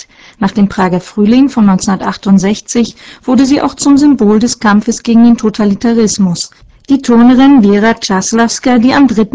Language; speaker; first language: German; native; German